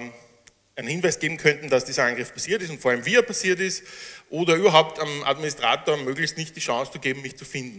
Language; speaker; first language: German; native; German